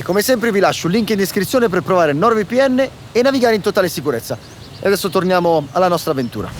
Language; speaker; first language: Italian; native; Italian